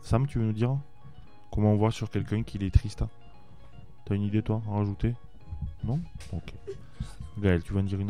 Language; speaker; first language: French; native; French